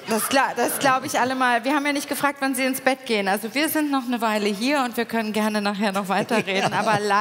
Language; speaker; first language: German; native; German